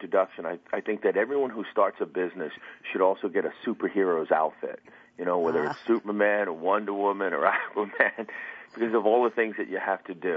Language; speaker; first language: English; native; English